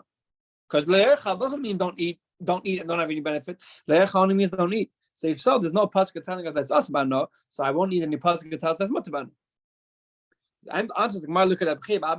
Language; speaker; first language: English; non-native, fluent; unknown